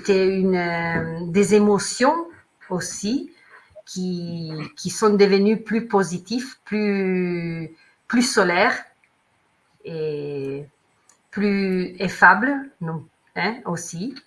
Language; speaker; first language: French; non-native, learner; Italian